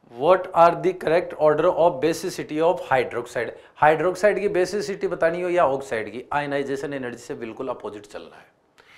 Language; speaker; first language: Hindi; native; Hindi